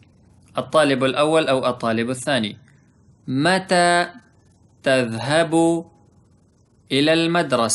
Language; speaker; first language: Arabic; non-native, fluent; Pashto